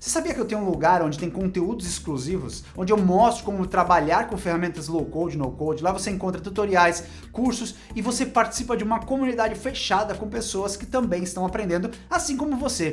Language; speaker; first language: Portuguese; native; Portuguese